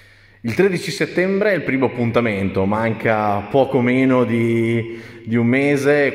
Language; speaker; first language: Italian; native; Italian